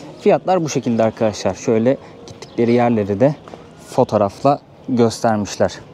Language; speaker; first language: Turkish; native; Turkish